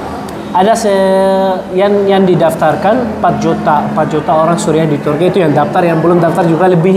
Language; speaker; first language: Indonesian; non-native, fluent; Arabic